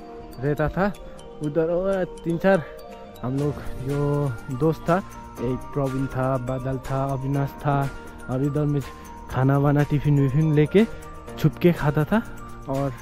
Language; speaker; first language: Hindi; non-native, local second language; Nepali